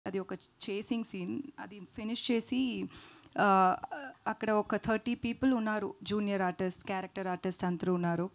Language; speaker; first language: Telugu; non-native, learner; Tamil